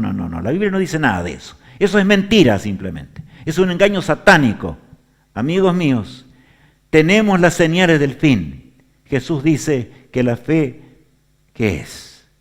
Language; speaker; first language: Spanish; native; Spanish